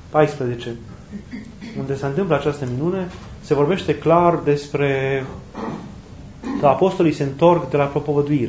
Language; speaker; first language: Romanian; native; Romanian